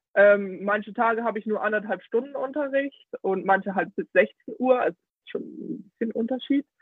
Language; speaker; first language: German; early bilingual, heritage; Danish